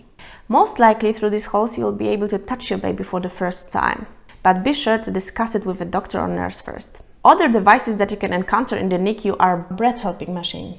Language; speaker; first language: English; non-native, fluent; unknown